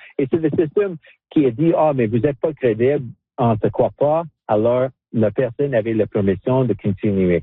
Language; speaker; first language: French; non-native, local second language; English